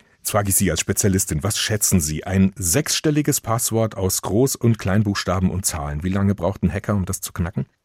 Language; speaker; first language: German; native; German